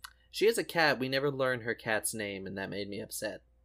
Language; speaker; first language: English; native; English